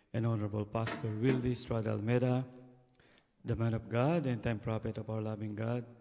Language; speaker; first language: English; non-native, local second language; Filipino